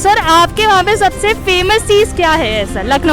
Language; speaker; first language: Hindi; native; Hindi